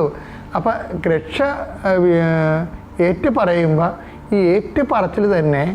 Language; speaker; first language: Malayalam; native; Malayalam